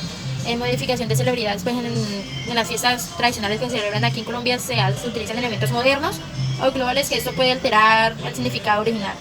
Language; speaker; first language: Spanish; native; Spanish